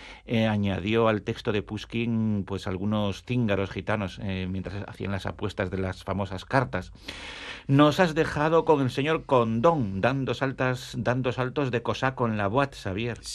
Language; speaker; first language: Spanish; native; Spanish